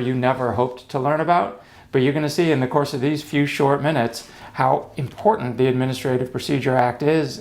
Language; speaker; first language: English; native; English